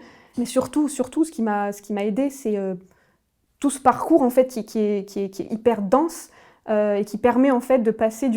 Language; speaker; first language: French; native; French